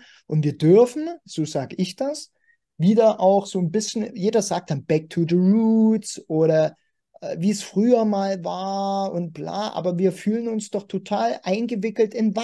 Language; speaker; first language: German; native; German